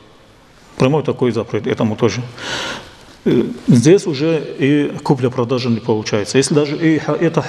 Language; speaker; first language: Russian; non-native, local second language; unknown